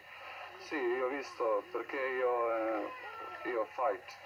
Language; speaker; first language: Italian; non-native, learner; Bosnian